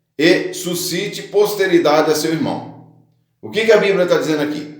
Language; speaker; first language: Portuguese; native; Portuguese